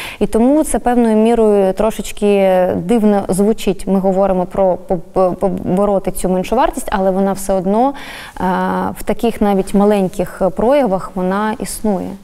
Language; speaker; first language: Ukrainian; native; Ukrainian